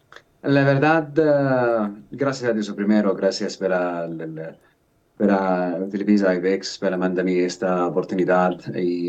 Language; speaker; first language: Spanish; non-native, learner; Arabic